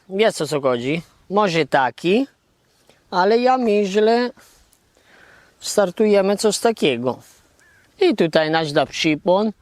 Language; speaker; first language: Polish; non-native, learner; Italian